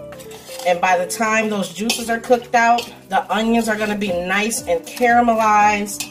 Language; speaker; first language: English; native; English